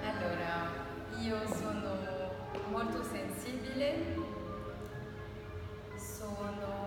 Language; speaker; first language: Italian; non-native, learner; Arabic